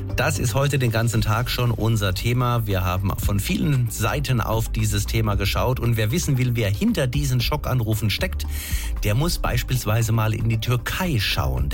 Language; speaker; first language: German; native; German